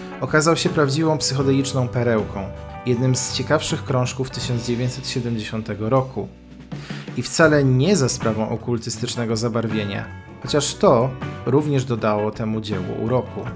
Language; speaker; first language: Polish; native; Polish